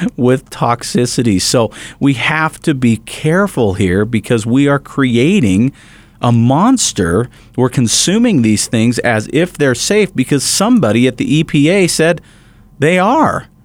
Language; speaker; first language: English; native; English